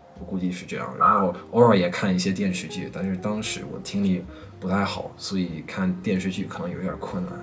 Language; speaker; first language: Chinese; non-native, fluent; English